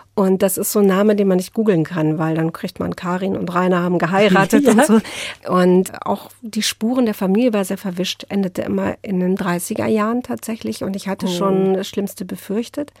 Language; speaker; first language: German; native; German